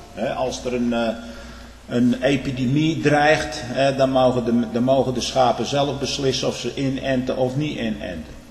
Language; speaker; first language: Dutch; native; Dutch